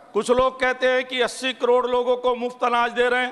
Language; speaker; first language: Hindi; native; Hindi